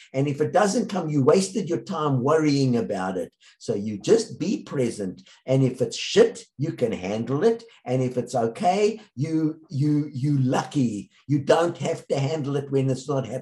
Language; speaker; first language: English; native; English